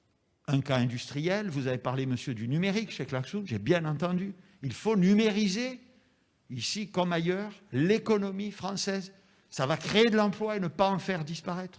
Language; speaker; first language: French; native; French